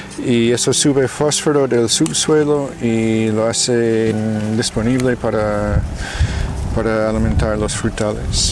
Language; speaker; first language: Spanish; non-native, fluent; English